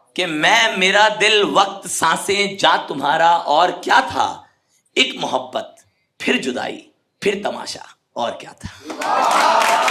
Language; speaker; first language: Hindi; native; Hindi